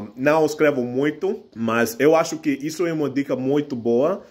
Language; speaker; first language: Portuguese; non-native, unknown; English